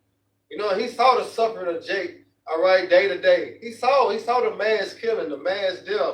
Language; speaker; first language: English; native; English